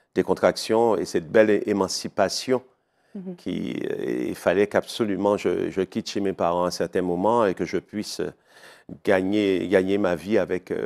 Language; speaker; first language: French; native; French